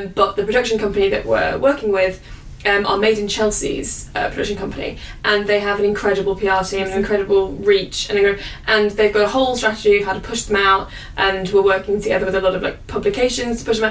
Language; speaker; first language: English; native; English